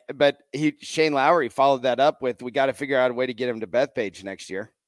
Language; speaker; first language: English; native; English